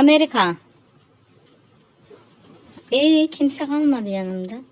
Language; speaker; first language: Turkish; native; Turkish